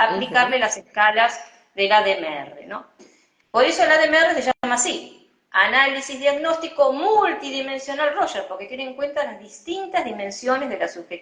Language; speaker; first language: Spanish; native; Spanish